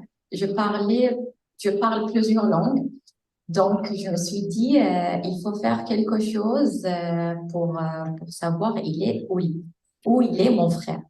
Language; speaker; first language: French; non-native, fluent; Arabic